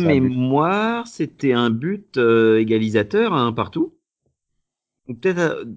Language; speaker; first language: French; native; French